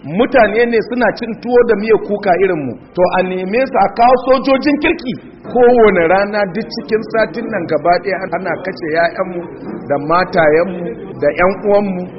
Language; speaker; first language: Hausa; non-native, local second language; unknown